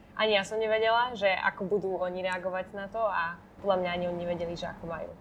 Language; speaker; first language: Slovak; native; Slovak